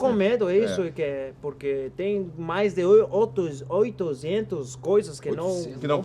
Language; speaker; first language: Portuguese; non-native, learner; Spanish